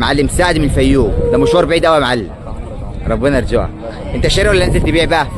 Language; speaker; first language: Arabic; native; Arabic